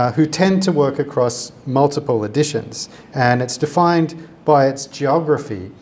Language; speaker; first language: English; native; English